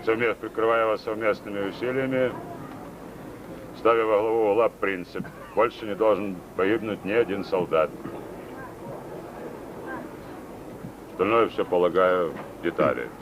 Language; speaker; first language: Russian; native; Russian